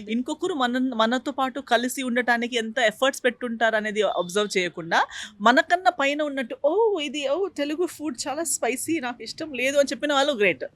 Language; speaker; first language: Telugu; non-native, fluent; Konkani